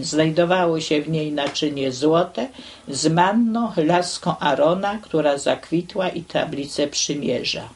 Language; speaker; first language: Polish; native; Polish